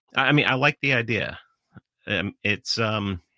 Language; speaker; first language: English; native; English